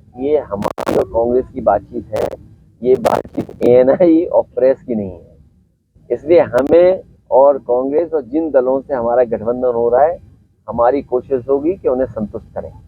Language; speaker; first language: Hindi; native; Hindi